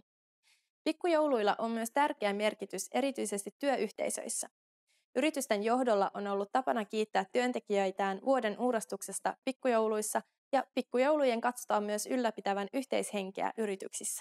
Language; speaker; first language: Finnish; native; Finnish